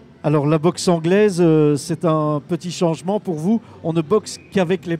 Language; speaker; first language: French; native; French